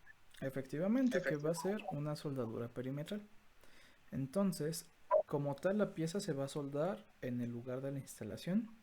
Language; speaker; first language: Spanish; native; Spanish